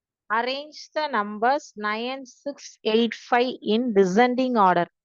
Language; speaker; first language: English; non-native, local second language; Tamil